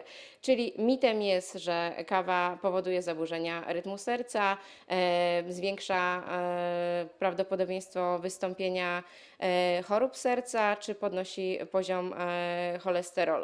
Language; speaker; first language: Polish; native; Polish